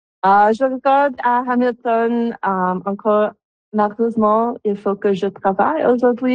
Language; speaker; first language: French; non-native, local second language; English